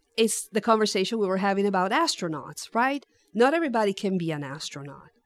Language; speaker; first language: English; non-native, fluent; Italian